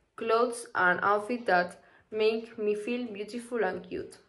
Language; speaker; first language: English; non-native, learner; Spanish